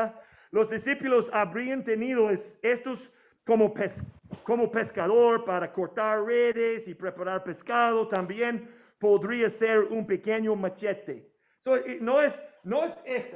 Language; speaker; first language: Spanish; non-native, fluent; English